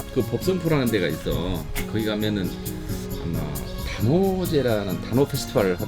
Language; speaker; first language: Korean; native; Korean